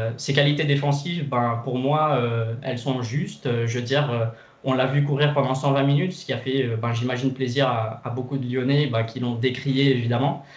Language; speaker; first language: French; non-native, fluent; Portuguese